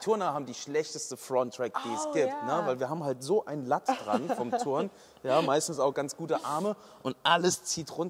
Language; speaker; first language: German; native; German